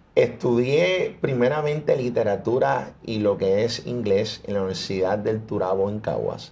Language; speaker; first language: Spanish; early bilingual, heritage; Spanish